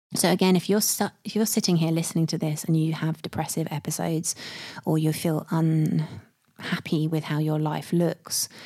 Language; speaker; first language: English; native; English